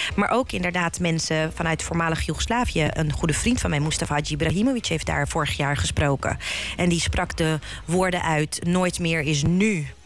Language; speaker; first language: Dutch; early bilingual, other home language; Bosnian